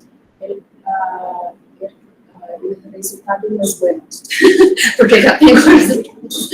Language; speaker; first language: Spanish; non-native, fluent; Portuguese